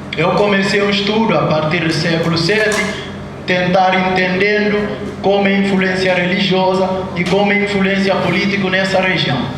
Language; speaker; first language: Portuguese; non-native, local second language; Upper Guinea Crioulo